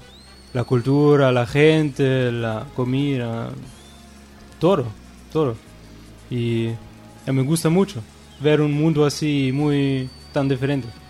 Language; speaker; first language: Spanish; non-native, fluent; German